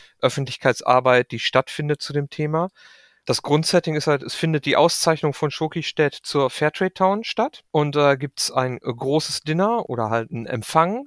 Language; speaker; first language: German; native; German